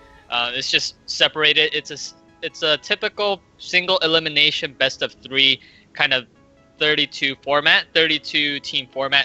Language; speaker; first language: English; native; English